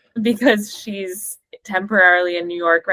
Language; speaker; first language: English; native; English